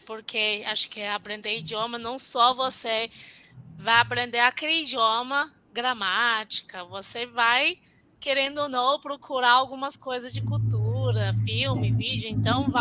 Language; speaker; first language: Portuguese; non-native, fluent; Chinese